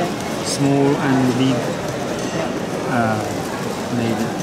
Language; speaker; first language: English; non-native, learner; Japanese